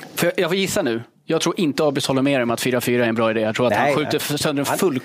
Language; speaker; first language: Swedish; native; Swedish